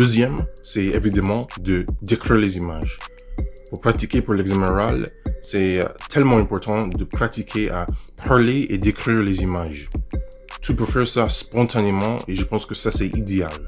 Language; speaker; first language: French; non-native, fluent; English